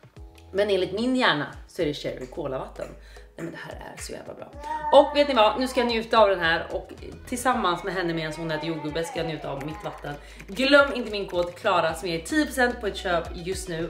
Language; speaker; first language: Swedish; native; Swedish